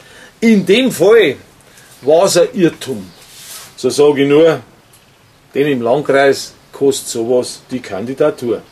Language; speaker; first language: German; native; German